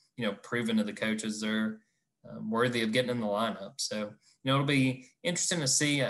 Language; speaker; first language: English; native; English